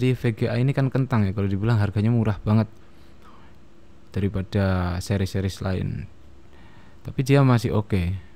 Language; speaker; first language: Indonesian; native; Indonesian